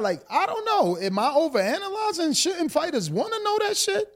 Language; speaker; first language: English; native; English